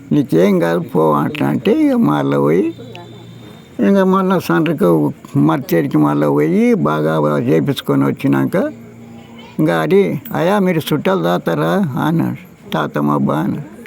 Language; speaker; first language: Telugu; native; Telugu